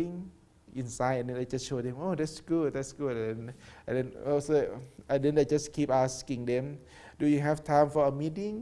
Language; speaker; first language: English; non-native, learner; Thai